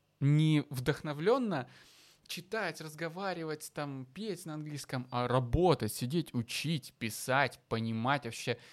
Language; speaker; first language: Russian; native; Russian